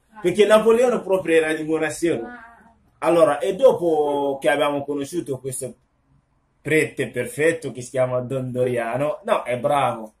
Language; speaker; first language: Italian; non-native, local second language; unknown